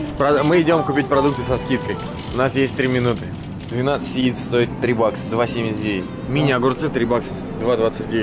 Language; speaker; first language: Russian; native; Russian